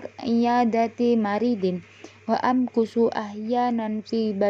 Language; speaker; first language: Arabic; non-native, learner; Indonesian